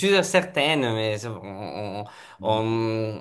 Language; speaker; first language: French; non-native, fluent; Italian